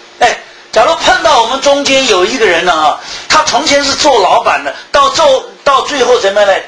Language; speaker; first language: Chinese; early bilingual, heritage; Chinese